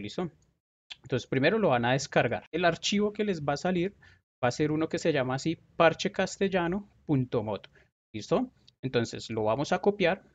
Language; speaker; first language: Spanish; native; Spanish